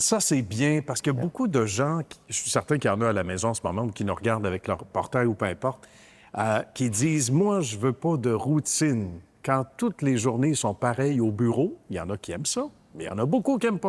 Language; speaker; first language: French; native; French